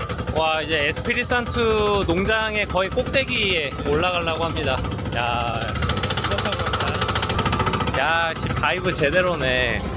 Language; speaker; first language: Korean; native; Korean